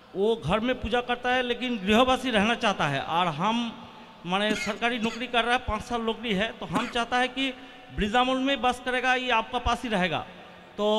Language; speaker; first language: Hindi; non-native, local second language; Bangla